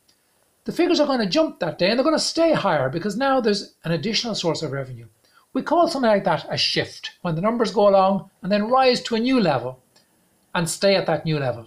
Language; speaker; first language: English; native; English